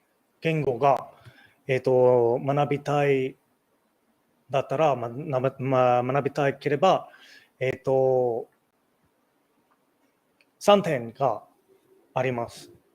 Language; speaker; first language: Japanese; non-native, learner; English